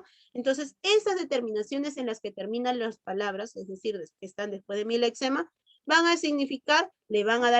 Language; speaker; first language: Spanish; native; Spanish